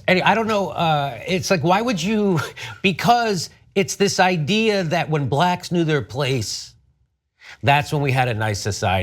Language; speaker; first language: English; native; English